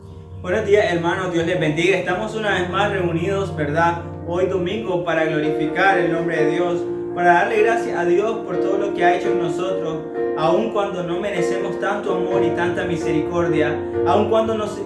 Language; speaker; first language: Spanish; native; Spanish